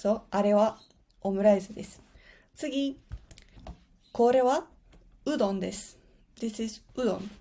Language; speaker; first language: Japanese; non-native, fluent; Spanish